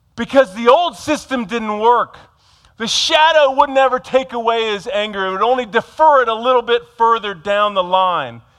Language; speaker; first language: English; native; English